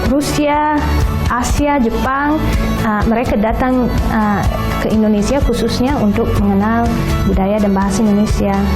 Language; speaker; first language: Indonesian; non-native, fluent; English